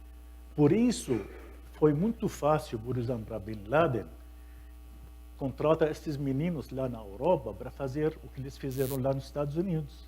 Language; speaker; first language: Portuguese; non-native, fluent; Arabic